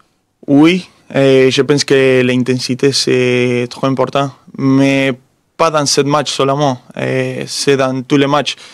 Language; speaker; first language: French; non-native, fluent; Spanish